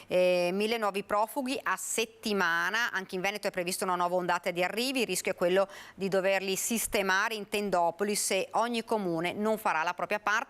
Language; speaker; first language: Italian; native; Italian